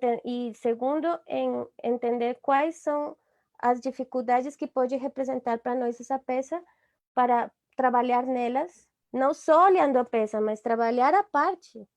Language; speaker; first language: Portuguese; non-native, fluent; Spanish